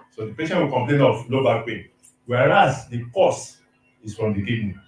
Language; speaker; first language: English; non-native, local second language; Yoruba